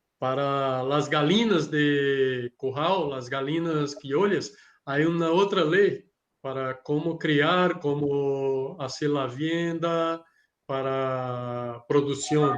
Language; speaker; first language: Spanish; non-native, learner; Portuguese